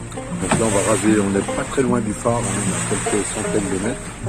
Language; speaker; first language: French; native; French